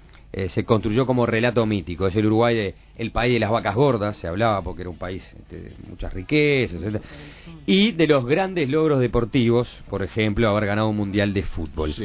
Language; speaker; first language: Spanish; native; Spanish